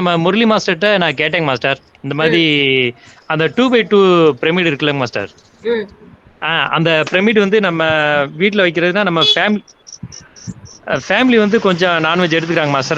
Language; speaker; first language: Tamil; native; Tamil